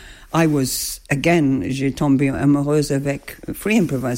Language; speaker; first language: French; non-native, learner; English